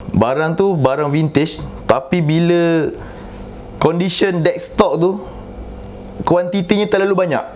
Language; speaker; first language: Malay; native; Malay